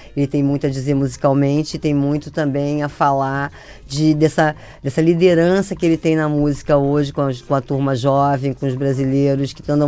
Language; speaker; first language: Portuguese; native; Portuguese